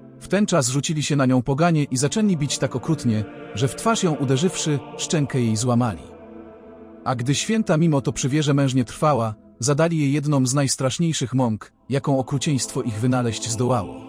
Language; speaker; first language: Polish; native; Polish